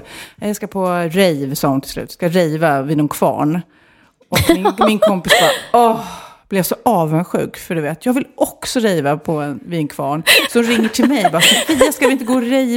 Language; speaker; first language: Swedish; native; Swedish